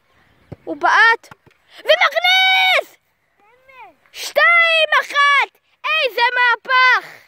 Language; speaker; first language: Hebrew; native; Hebrew